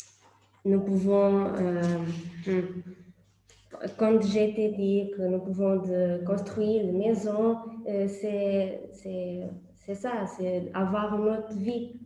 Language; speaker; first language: French; non-native, learner; Portuguese